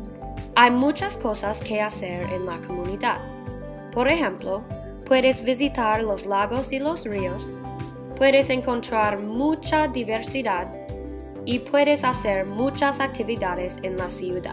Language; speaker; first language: Spanish; non-native, learner; English